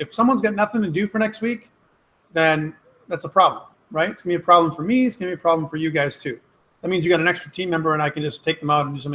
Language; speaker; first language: English; native; English